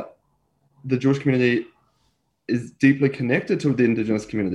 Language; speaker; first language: English; native; English